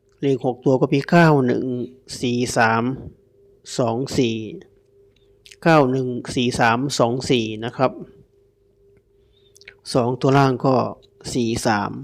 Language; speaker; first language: Thai; native; Thai